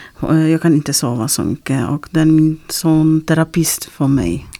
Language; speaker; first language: Swedish; non-native, learner; Arabic